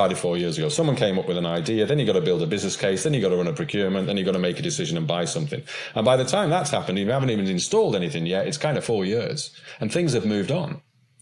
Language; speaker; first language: English; native; English